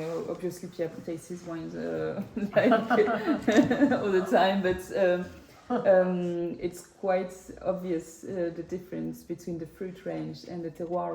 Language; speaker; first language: English; non-native, fluent; French